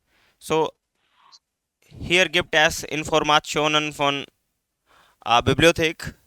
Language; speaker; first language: German; non-native, learner; Hindi